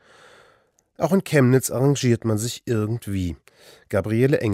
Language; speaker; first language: German; native; German